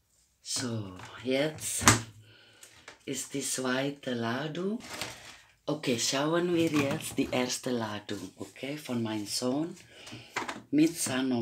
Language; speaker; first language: German; non-native, fluent; Croatian